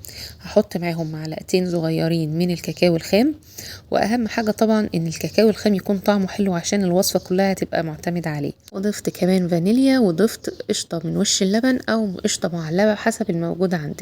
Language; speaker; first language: Arabic; native; Arabic